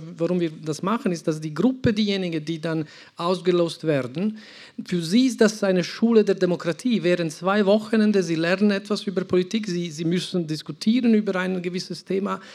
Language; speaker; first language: German; non-native, local second language; Italian